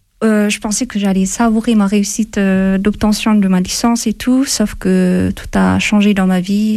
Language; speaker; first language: French; non-native, fluent; Amharic